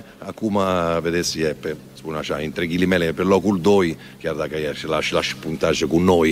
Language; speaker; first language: Romanian; non-native, fluent; Italian